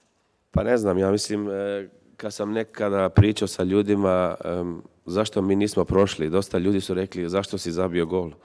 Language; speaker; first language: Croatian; early bilingual, heritage; Croatian